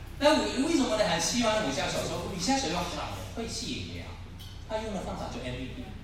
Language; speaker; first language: Chinese; non-native, local second language; Cantonese